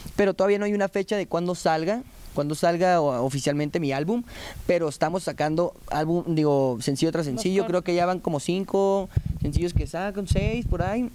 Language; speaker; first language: Spanish; native; Spanish